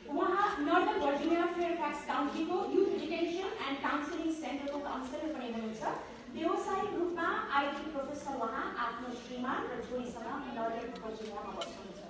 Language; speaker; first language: Nepali; early bilingual, heritage; Nepali